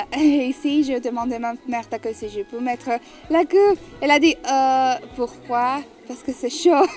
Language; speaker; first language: French; non-native, learner; Spanish